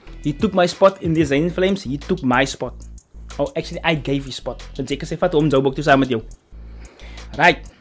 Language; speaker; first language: English; non-native, local second language; Afrikaans